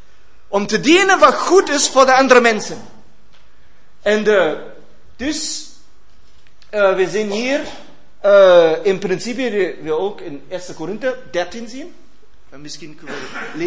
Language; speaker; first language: Dutch; non-native, learner; German